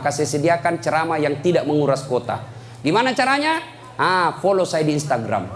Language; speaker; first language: Indonesian; native; Indonesian